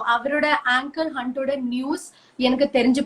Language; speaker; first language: Tamil; non-native, learner; Malayalam